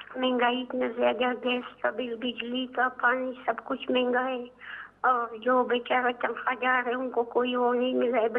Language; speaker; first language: Urdu; non-native, local second language; Brahui